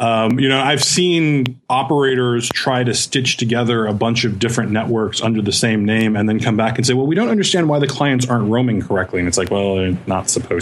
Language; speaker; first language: English; native; English